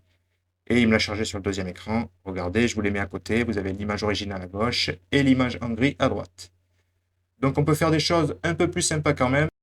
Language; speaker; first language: French; native; French